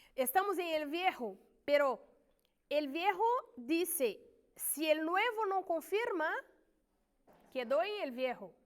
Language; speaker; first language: Spanish; non-native, learner; Portuguese